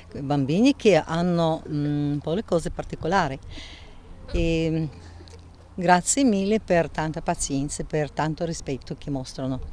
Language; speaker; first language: Italian; non-native, learner; Russian